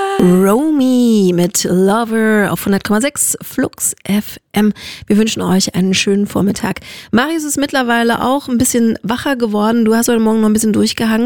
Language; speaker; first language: German; native; German